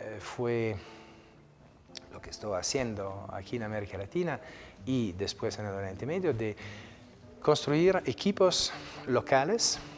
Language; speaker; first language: Spanish; non-native, fluent; Italian